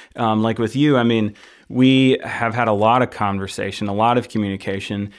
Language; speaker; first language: English; native; English